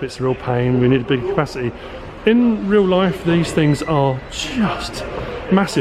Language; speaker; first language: English; native; English